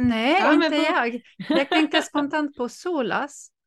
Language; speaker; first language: Swedish; non-native, fluent; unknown